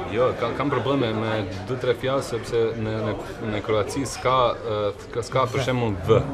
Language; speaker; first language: Albanian; non-native, fluent; Croatian